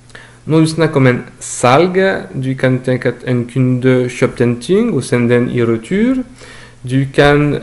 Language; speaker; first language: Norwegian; non-native, learner; French